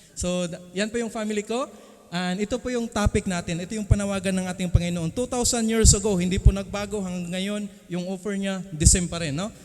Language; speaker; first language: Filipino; non-native, local second language; Cebuano